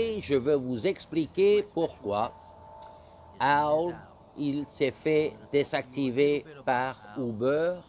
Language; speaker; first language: French; non-native, fluent; English